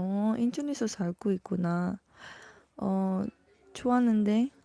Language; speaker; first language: Korean; non-native, learner; Filipino